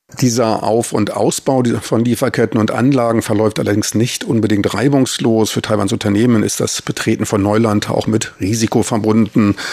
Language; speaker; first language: German; native; German